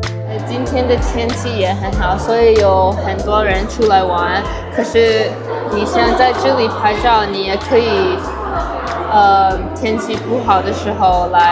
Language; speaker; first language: Chinese; non-native, learner; English